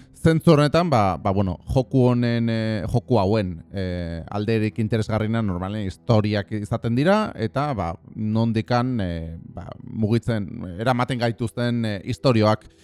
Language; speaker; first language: Basque; native; Basque